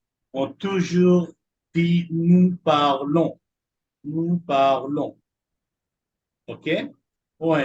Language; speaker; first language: French; non-native, fluent; Urdu